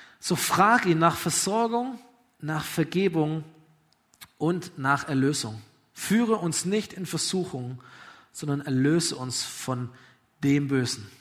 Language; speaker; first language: German; native; German